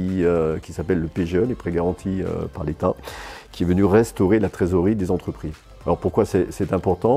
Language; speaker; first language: French; native; French